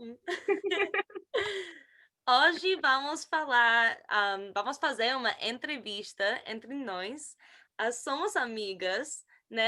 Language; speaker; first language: Portuguese; non-native, learner; English